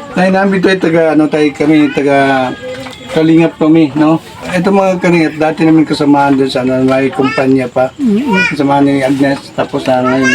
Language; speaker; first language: Filipino; non-native, local second language; Cebuano